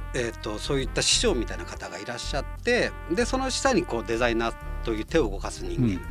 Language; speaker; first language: Japanese; native; Japanese